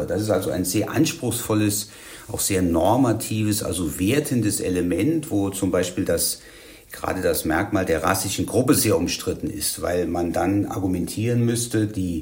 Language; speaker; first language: German; native; German